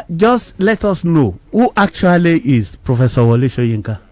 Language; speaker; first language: English; non-native, local second language; Yoruba